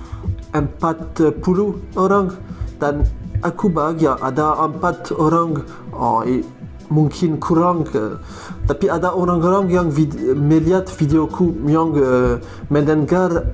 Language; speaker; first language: Indonesian; non-native, learner; French